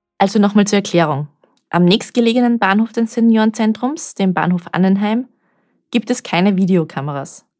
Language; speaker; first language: German; native; German